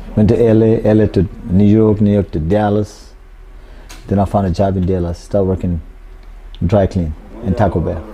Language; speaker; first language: English; non-native, local second language; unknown